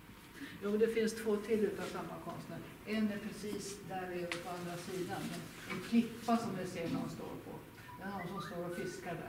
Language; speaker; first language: Swedish; native; Swedish